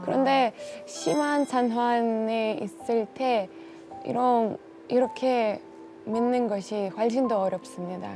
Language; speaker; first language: Korean; non-native, fluent; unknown